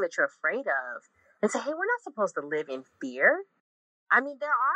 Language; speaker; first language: English; native; English